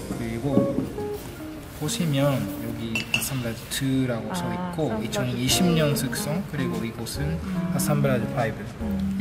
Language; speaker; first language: Korean; non-native, fluent; Japanese